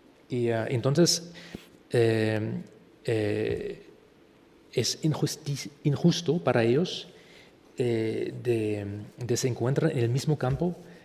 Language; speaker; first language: Spanish; non-native, fluent; German